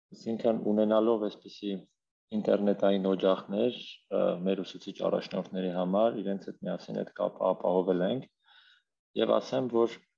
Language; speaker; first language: Armenian; native; Armenian